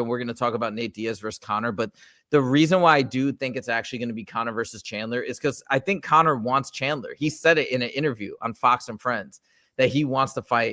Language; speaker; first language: English; native; English